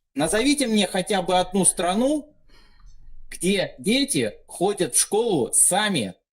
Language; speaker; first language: Russian; native; Russian